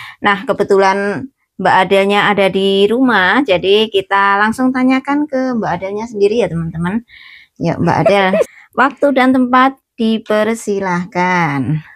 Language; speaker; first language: Indonesian; native; Indonesian